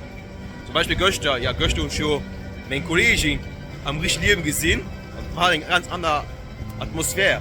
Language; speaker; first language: German; non-native, local second language; Luxembourgish